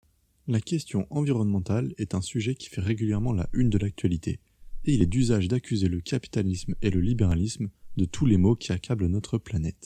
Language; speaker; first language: French; native; French